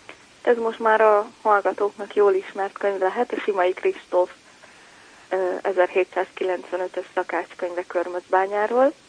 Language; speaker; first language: Hungarian; native; Hungarian